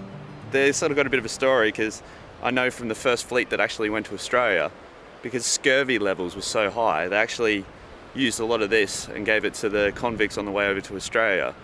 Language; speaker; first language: English; native; English